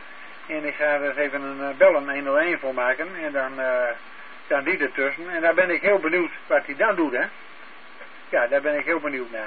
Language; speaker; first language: Dutch; native; Dutch